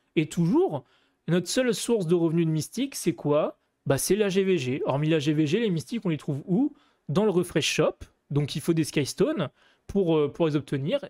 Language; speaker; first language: French; native; French